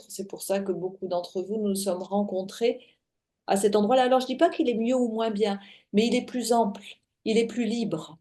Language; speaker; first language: French; native; French